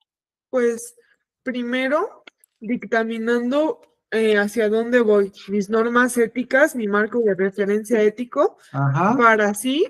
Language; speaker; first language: Spanish; native; Spanish